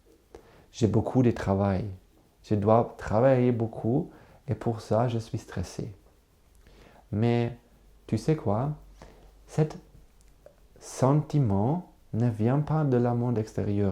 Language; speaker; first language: French; non-native, learner; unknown